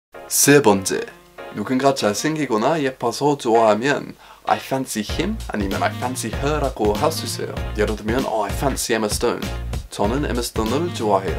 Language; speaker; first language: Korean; non-native, fluent; English